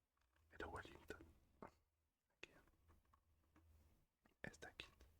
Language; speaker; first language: Basque; non-native, learner; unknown